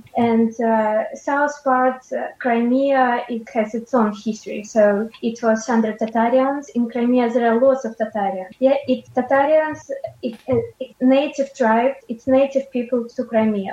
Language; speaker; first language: English; non-native, fluent; Ukrainian